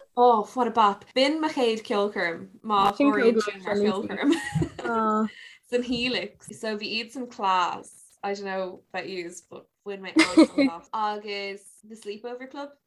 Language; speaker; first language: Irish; non-native, local second language; English